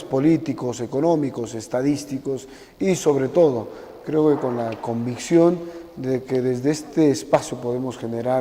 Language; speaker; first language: Spanish; native; Spanish